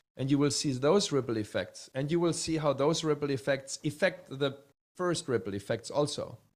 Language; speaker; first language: English; early bilingual, other home language; Czech